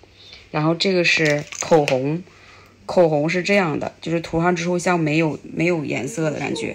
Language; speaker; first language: Chinese; native; Chinese